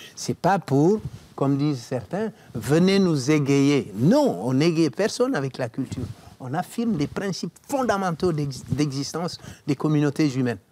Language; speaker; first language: French; non-native, local second language; Wolof